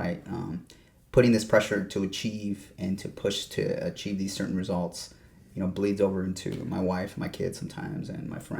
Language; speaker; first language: English; native; English